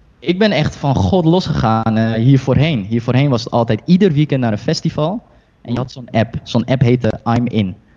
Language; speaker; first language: Dutch; early bilingual, other home language; Chinese